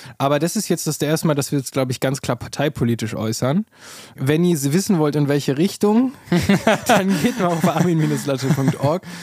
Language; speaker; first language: German; native; German